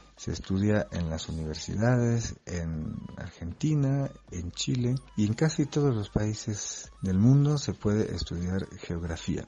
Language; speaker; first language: Spanish; non-native, fluent; French